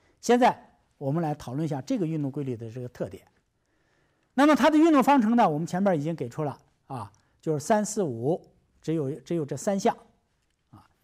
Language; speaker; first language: Chinese; native; Chinese